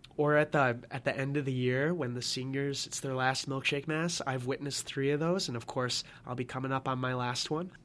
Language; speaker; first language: English; native; English